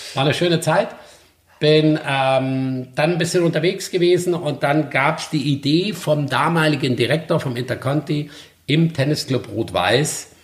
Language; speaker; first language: German; native; German